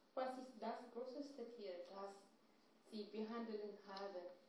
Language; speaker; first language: German; non-native, learner; Tigrinya